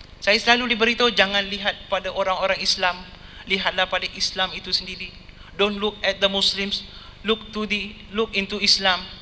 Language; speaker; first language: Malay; non-native, local second language; Tamil